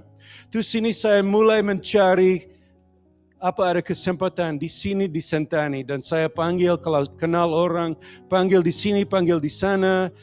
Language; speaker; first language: Indonesian; non-native, learner; English